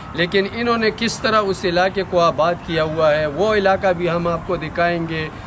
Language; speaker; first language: Urdu; non-native, local second language; Pashto